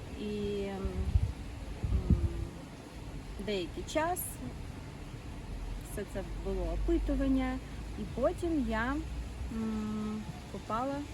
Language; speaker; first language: Ukrainian; non-native, local second language; Russian